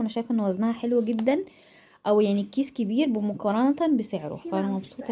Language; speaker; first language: Arabic; native; Arabic